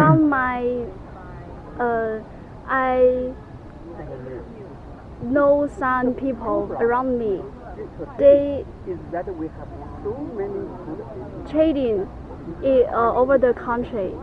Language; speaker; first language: English; non-native, learner; Chinese